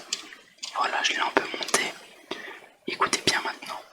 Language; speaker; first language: French; native; French